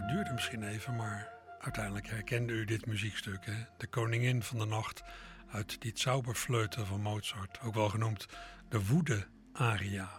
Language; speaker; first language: Dutch; native; Dutch